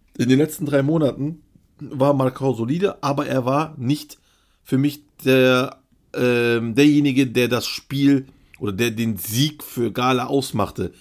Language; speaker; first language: German; early bilingual, other home language; Turkish